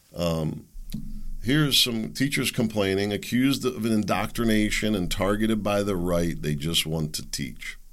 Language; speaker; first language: English; early bilingual, other home language; German